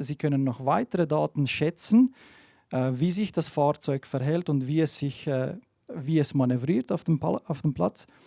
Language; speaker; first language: German; native; German